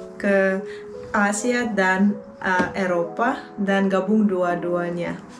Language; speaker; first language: Indonesian; non-native, fluent; Russian